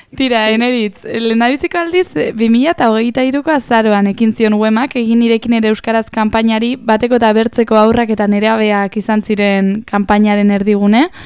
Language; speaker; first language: Basque; native; Basque